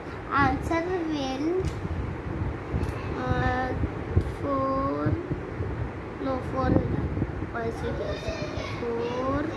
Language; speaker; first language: English; non-native, learner; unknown